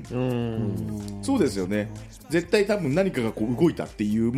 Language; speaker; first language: Japanese; native; Japanese